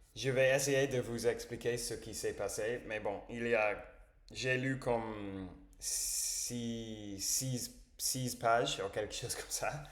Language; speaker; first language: French; non-native, learner; English